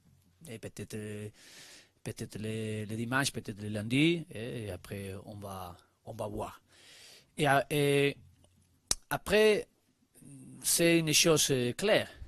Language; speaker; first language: French; non-native, learner; Spanish